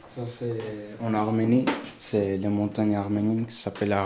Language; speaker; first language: French; non-native, learner; Armenian